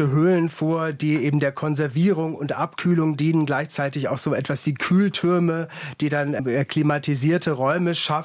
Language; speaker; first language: German; native; German